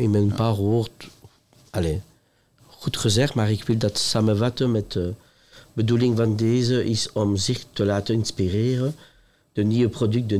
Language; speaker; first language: Dutch; non-native, local second language; French